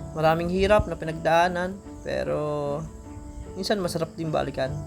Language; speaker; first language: Filipino; native; Filipino